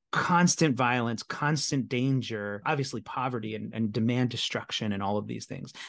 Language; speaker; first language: English; native; English